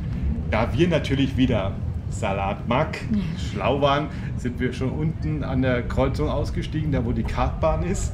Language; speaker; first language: German; native; German